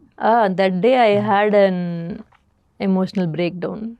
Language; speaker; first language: English; non-native, local second language; Tamil